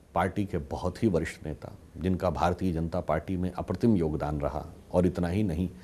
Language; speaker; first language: Hindi; native; Hindi